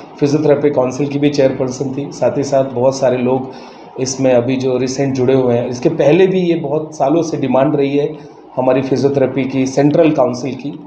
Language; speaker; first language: Hindi; non-native, local second language; Gujarati